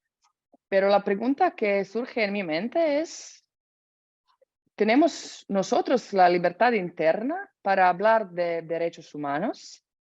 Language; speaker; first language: Spanish; non-native, fluent; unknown